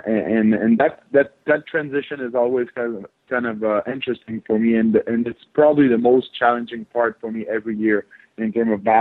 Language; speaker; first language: English; non-native, fluent; French